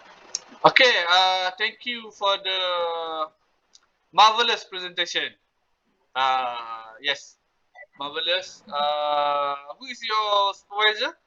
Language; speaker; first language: English; non-native, local second language; Malay